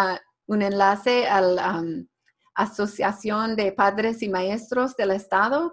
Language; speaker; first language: Spanish; non-native, fluent; English